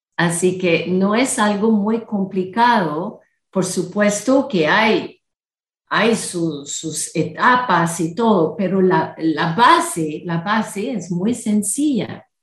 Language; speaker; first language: Spanish; non-native, fluent; French